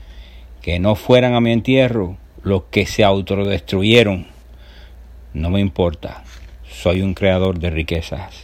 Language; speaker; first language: Spanish; native; Spanish